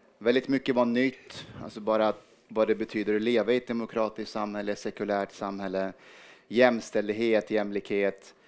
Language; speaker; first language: Swedish; early bilingual, other home language; Persian